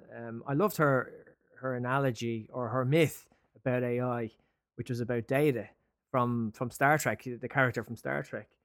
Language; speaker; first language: English; native; English